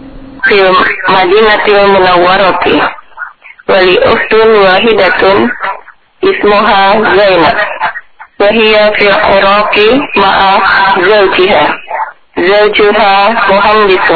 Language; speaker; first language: Arabic; non-native, learner; Indonesian